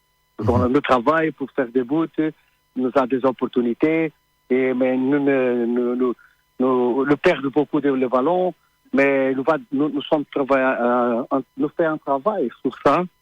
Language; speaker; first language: French; non-native, learner; Portuguese